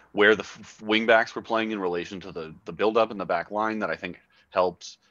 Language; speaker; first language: English; native; English